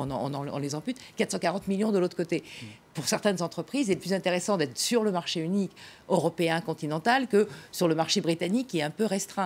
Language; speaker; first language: French; native; French